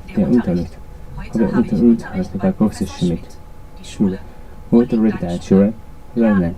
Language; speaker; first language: German; non-native, learner; Japanese